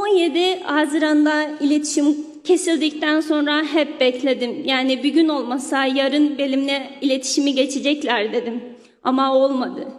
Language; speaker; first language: Turkish; non-native, fluent; Uyghur